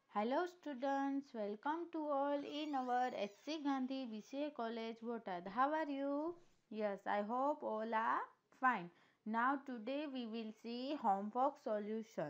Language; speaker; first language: English; non-native, local second language; Gujarati